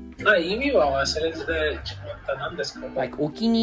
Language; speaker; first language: Japanese; non-native, learner; English